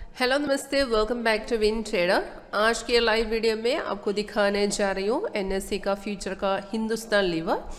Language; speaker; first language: Hindi; non-native, local second language; Malayalam